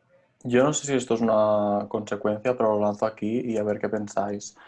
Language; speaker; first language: Spanish; native; Spanish